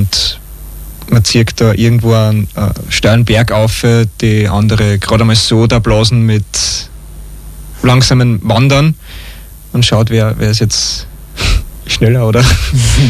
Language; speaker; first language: German; native; German